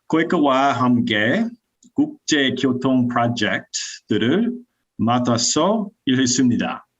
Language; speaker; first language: Korean; non-native, learner; English